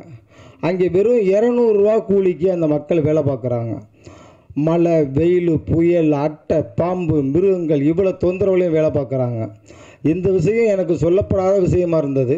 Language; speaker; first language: Tamil; native; Tamil